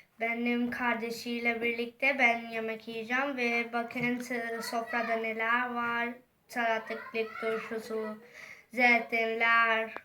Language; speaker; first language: Turkish; non-native, learner; Hindi